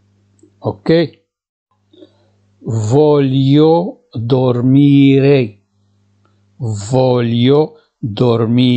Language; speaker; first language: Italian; non-native, fluent; Arabic